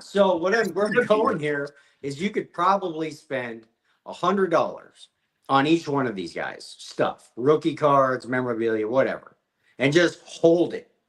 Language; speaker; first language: English; native; English